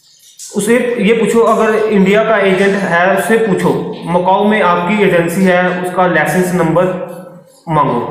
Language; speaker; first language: Hindi; native; Hindi